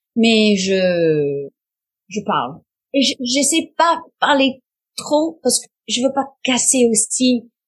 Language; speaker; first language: French; non-native, fluent; English